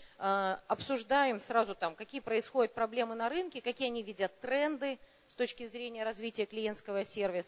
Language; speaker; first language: Russian; native; Russian